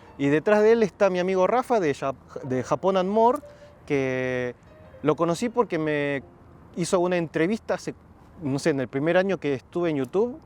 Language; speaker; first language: Spanish; native; Spanish